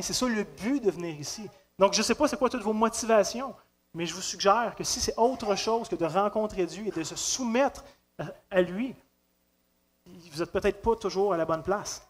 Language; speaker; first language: French; native; French